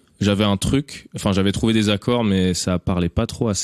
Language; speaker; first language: French; native; French